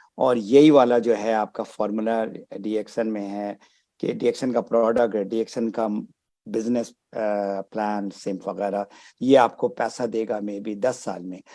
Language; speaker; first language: Urdu; native; Urdu